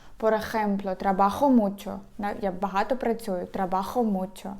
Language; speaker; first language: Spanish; non-native, fluent; Ukrainian